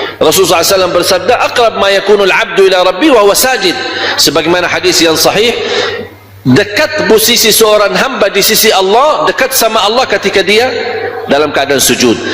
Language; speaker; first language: Malay; non-native, fluent; Arabic